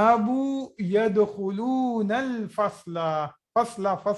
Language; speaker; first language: Arabic; non-native, fluent; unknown